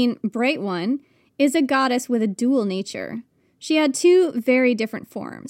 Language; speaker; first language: English; native; English